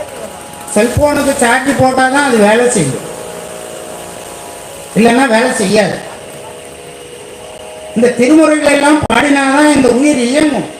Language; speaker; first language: Tamil; native; Tamil